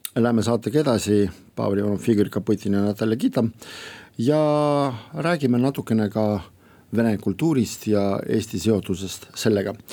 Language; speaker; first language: Estonian; non-native, local second language; Russian